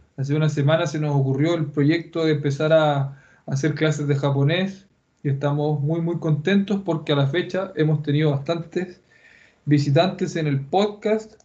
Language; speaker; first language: Spanish; native; Spanish